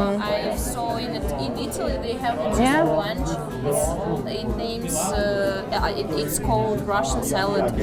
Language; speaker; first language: English; non-native, learner; Russian